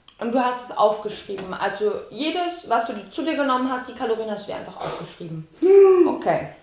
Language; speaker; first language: German; native; German